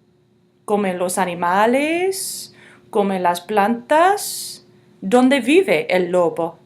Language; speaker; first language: Spanish; non-native, fluent; English